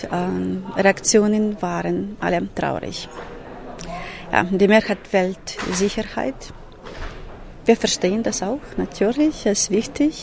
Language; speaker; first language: German; non-native, fluent; Ukrainian